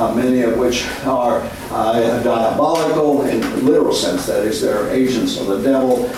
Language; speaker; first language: English; native; English